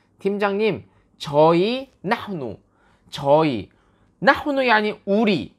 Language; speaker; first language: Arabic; non-native, fluent; Korean